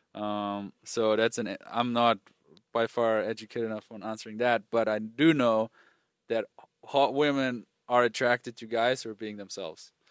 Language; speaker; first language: English; non-native, fluent; German